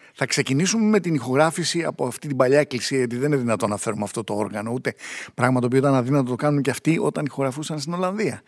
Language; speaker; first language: Greek; native; Greek